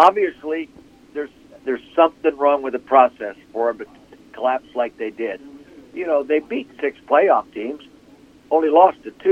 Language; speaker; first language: English; native; English